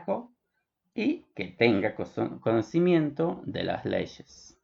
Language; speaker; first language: Spanish; non-native, fluent; Polish